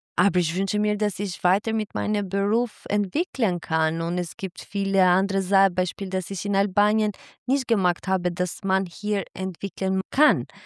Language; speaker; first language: German; non-native, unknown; Albanian